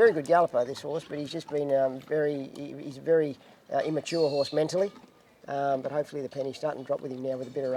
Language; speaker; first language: English; native; English